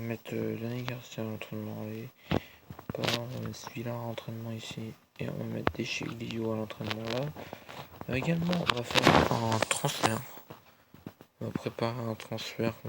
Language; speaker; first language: French; native; French